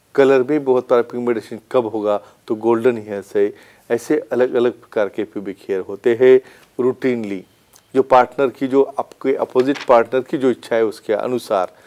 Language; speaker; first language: Hindi; non-native, local second language; Marathi